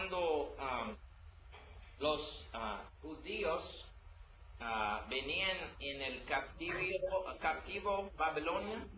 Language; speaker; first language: Spanish; non-native, learner; English